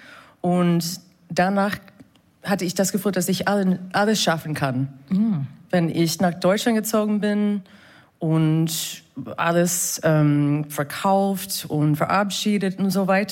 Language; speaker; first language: German; non-native, fluent; English